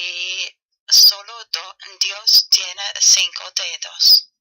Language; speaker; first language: Spanish; non-native, fluent; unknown